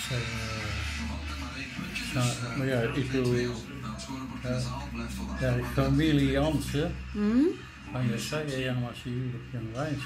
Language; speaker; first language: Indonesian; non-native, fluent; Dutch